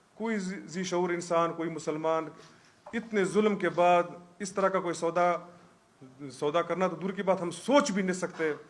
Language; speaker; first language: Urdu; non-native, local second language; Baluchi